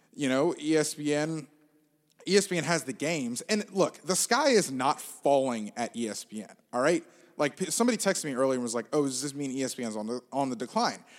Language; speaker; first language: English; native; English